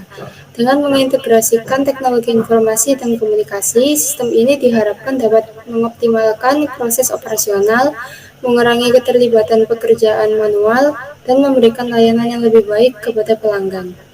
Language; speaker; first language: Indonesian; native; Indonesian